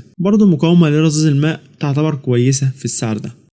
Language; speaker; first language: Arabic; native; Arabic